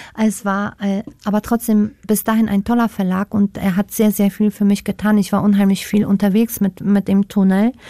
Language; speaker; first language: German; non-native, fluent; Polish